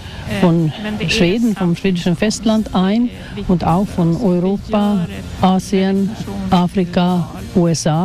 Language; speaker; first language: German; non-native, fluent; Swedish